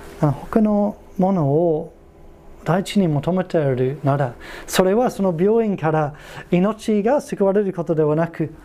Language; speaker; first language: Japanese; non-native, fluent; English